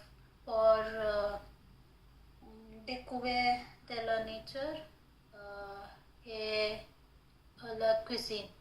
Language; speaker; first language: French; non-native, learner; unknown